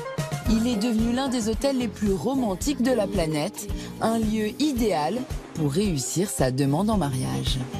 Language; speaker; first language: French; native; French